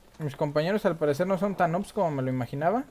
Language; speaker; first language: Spanish; native; Spanish